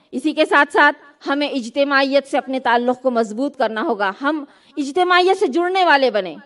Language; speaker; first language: Urdu; native; Urdu